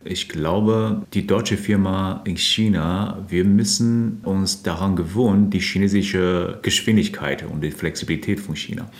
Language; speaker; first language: German; non-native, fluent; Chinese